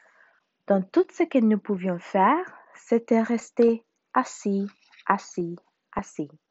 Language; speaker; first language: French; non-native, learner; Spanish